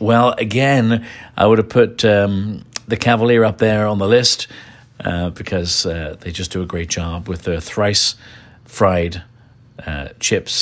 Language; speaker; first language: English; native; English